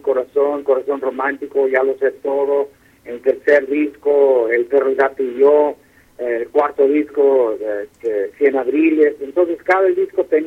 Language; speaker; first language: Spanish; early bilingual, heritage; Spanish